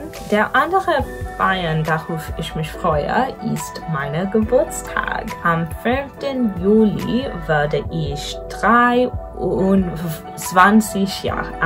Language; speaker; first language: German; non-native, learner; English